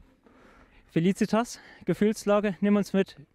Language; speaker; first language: German; native; German